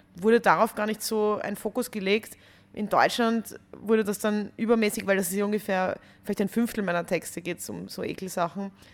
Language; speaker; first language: German; native; German